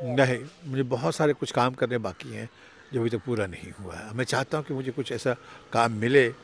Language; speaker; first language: Hindi; native; Hindi